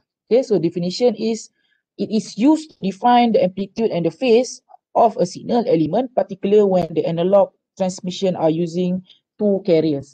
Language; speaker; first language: English; non-native, local second language; Malay